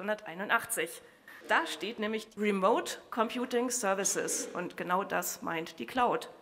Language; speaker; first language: German; native; German